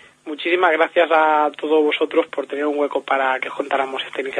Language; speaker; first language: Spanish; native; Spanish